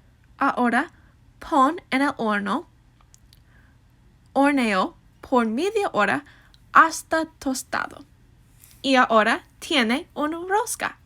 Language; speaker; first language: Spanish; non-native, learner; English